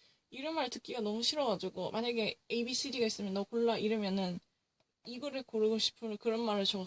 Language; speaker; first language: Korean; early bilingual, heritage; English